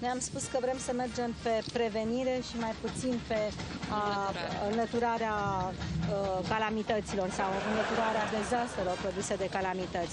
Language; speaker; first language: Romanian; native; Romanian